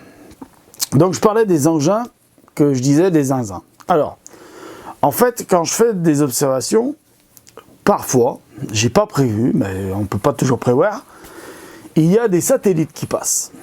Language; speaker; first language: French; native; French